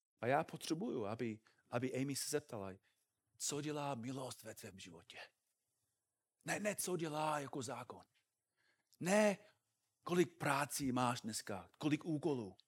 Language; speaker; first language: Czech; non-native, fluent; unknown